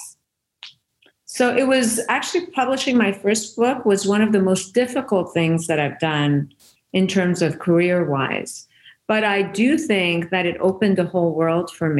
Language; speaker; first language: English; non-native, fluent; Persian